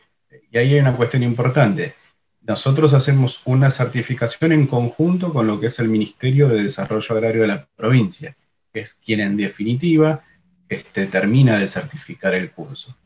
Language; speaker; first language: Spanish; native; Spanish